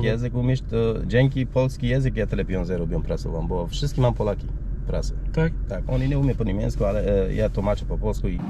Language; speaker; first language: Polish; non-native, learner; Turkish